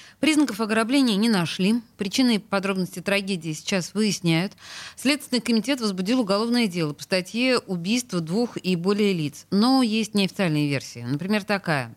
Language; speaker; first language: Russian; native; Russian